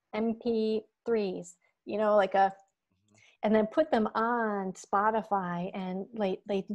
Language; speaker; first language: English; native; English